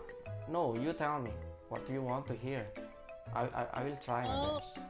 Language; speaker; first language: English; non-native, learner; Indonesian